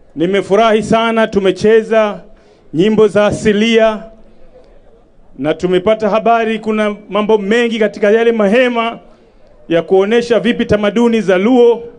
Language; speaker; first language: Swahili; native; Swahili